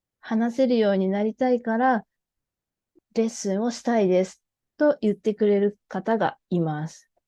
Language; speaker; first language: Japanese; native; Japanese